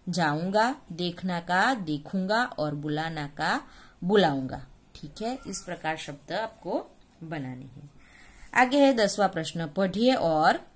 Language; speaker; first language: Hindi; non-native, local second language; Gujarati